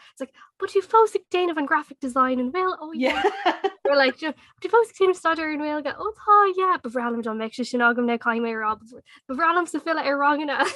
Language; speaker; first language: Irish; non-native, local second language; English